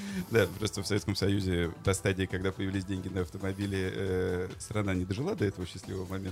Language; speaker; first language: Russian; native; Russian